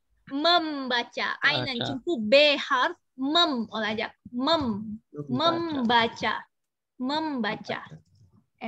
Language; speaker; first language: Turkish; non-native, fluent; Indonesian